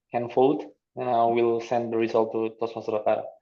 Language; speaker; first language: English; non-native, fluent; Indonesian